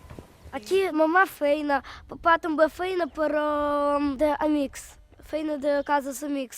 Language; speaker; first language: Catalan; non-native, learner; Russian